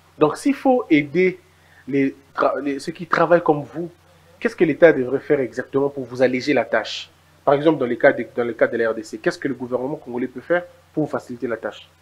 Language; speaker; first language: French; non-native, local second language; Lingala